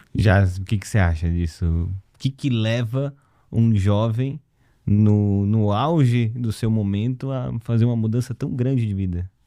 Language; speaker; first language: Portuguese; early bilingual, other home language; Russian